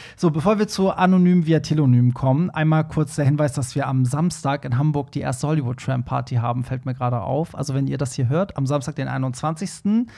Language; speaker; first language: German; early bilingual, other home language; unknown